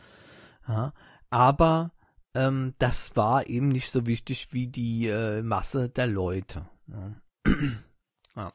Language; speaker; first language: German; native; German